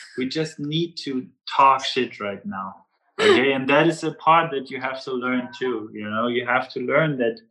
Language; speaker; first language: English; non-native, fluent; German